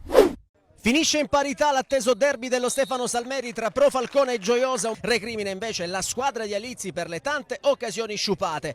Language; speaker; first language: Italian; native; Italian